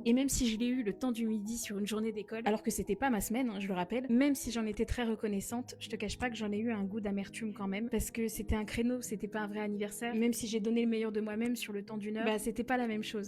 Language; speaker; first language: French; native; French